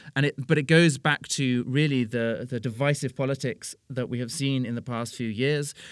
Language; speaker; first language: English; native; English